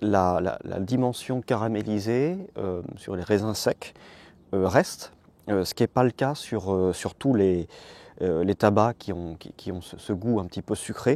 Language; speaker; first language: French; native; French